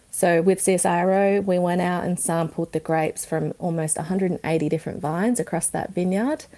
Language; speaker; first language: English; native; English